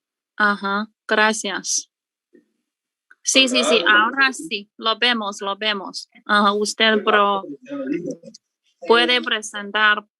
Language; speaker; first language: Spanish; non-native, learner; Chinese